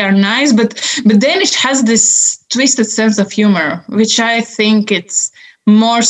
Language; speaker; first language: English; non-native, fluent; Latvian